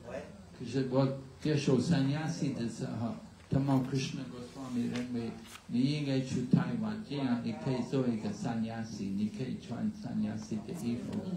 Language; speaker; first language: Chinese; non-native, learner; English